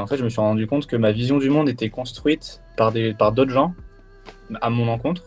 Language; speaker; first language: French; native; French